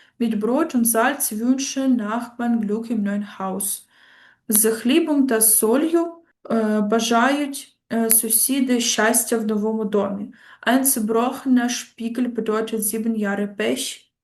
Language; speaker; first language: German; non-native, fluent; Ukrainian